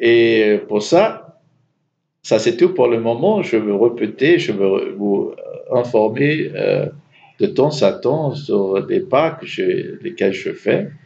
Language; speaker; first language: French; non-native, fluent; German